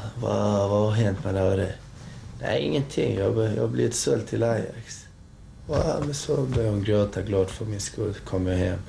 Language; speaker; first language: Swedish; early bilingual, other home language; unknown